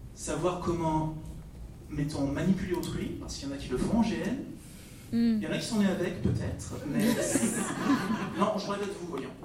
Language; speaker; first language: French; non-native, fluent; Dutch